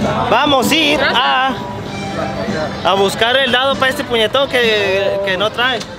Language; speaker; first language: Spanish; early bilingual, heritage; Spanish